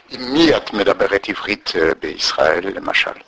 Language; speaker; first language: Hebrew; non-native, learner; French